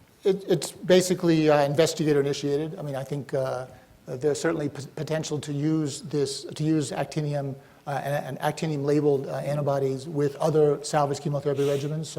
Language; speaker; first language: English; native; English